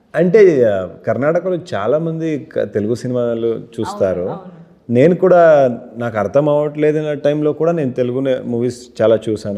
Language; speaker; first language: Telugu; non-native, learner; Kannada